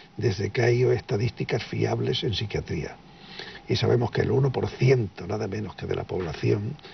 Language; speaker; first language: Spanish; native; Spanish